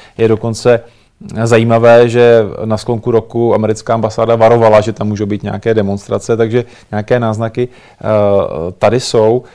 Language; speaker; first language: Czech; native; Czech